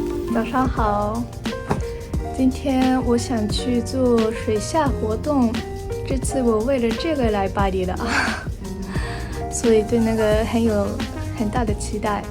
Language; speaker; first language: Chinese; non-native, learner; Japanese